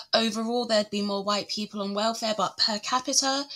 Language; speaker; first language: English; early bilingual, other home language; Yoruba